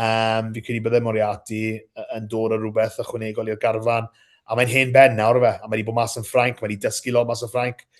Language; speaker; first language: Welsh; native; Welsh